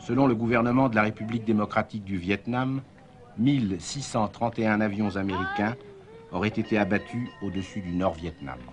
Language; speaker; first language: French; native; French